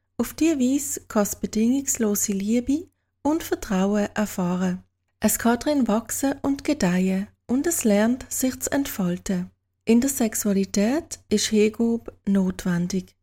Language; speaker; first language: German; native; German